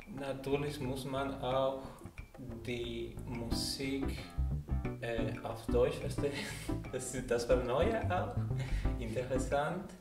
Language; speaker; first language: German; non-native, learner; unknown